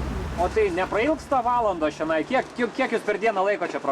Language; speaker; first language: Lithuanian; native; Lithuanian